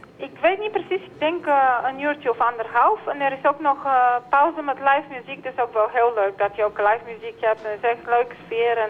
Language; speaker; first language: Dutch; non-native, fluent; Bulgarian